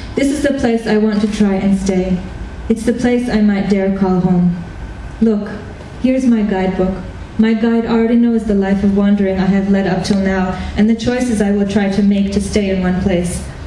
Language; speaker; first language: English; early bilingual, other home language; Hungarian